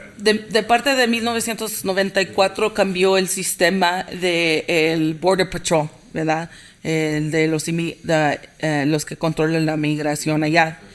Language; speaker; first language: Spanish; early bilingual, heritage; Spanish